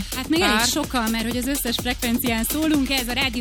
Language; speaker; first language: Hungarian; native; Hungarian